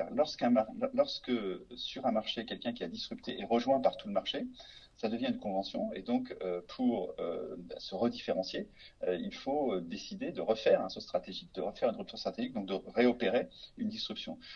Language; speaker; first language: French; native; French